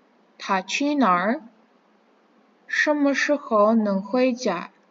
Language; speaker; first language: Chinese; non-native, fluent; Kazakh